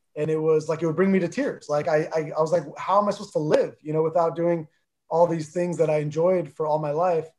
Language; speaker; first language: English; early bilingual, other home language; Armenian